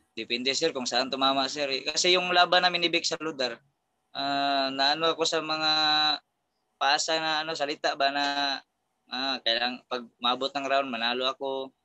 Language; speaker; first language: Filipino; non-native, local second language; Cebuano